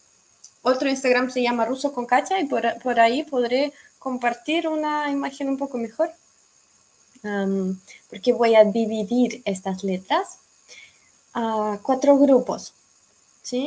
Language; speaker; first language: Spanish; non-native, fluent; Russian